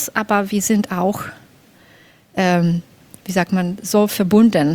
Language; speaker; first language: German; non-native, fluent; Belarusian